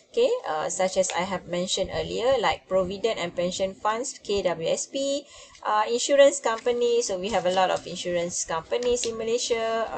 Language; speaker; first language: English; non-native, local second language; Malay